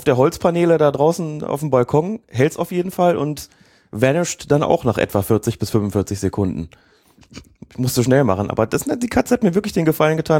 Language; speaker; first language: German; native; German